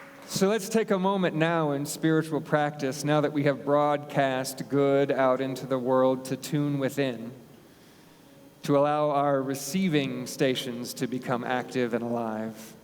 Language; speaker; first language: English; native; English